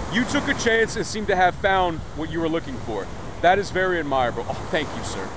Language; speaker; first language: English; native; English